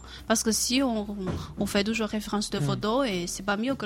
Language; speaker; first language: French; non-native, fluent; Chinese